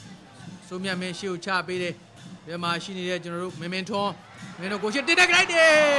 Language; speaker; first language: Burmese; native; Burmese